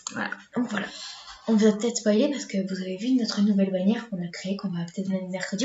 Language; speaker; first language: French; native; French